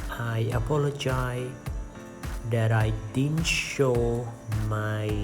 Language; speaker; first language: English; non-native, learner; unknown